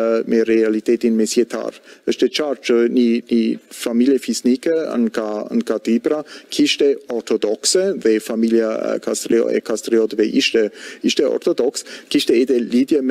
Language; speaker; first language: Albanian; non-native, fluent; German